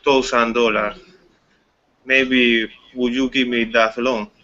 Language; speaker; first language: English; non-native, learner; Spanish